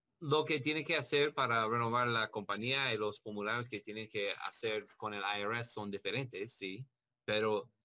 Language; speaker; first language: Spanish; non-native, learner; English